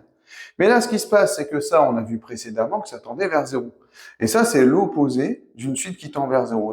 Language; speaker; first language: French; native; French